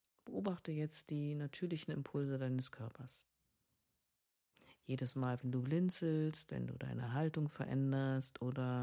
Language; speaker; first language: German; native; German